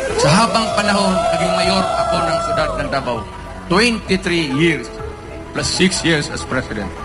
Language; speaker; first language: Filipino; non-native, local second language; Cebuano